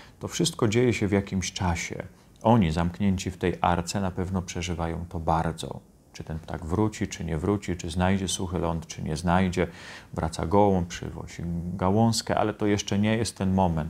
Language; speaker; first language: Polish; native; Polish